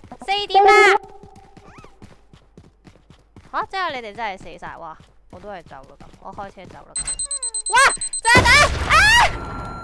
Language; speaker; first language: Chinese; native; Chinese